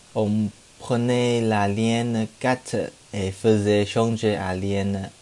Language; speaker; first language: French; non-native, learner; Chinese